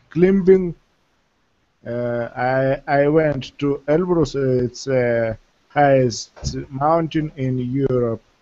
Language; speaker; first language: English; non-native, fluent; Russian